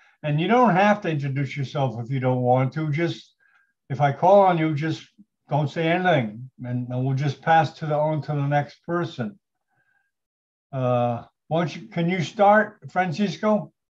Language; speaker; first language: English; native; English